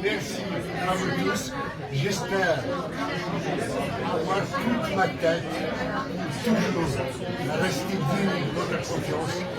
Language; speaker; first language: French; non-native, local second language; Kabyle